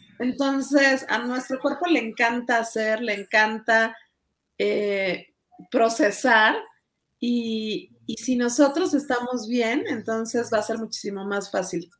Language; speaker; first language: Spanish; native; Spanish